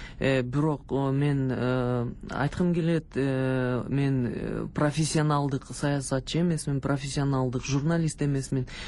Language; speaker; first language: Kyrgyz; non-native, local second language; Russian